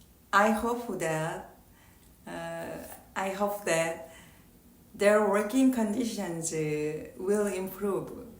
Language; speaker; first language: English; non-native, learner; Korean